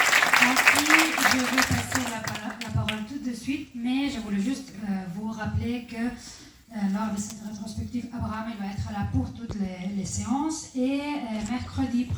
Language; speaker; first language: French; native; French